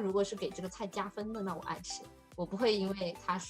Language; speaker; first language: Chinese; native; Chinese